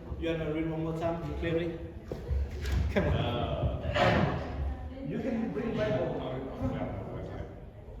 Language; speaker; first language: English; non-native, learner; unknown